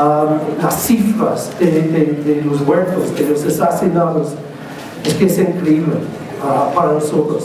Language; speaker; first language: Spanish; non-native, learner; English